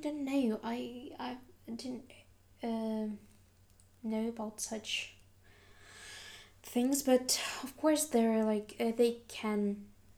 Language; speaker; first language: English; non-native, fluent; Adyghe